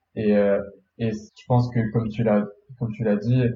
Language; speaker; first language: French; non-native, local second language; Arabic